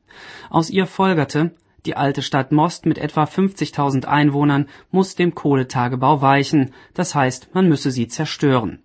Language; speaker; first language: German; native; German